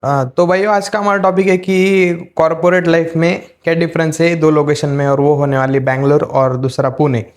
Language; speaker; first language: Hindi; non-native, local second language; Marathi